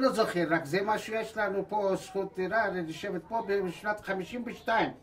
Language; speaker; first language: Hebrew; non-native, local second language; Armenian